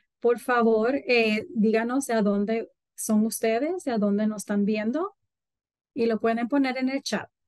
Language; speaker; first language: Spanish; early bilingual, heritage; Spanish